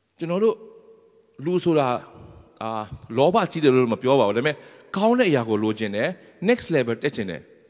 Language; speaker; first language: Burmese; non-native, local second language; Tedim Chin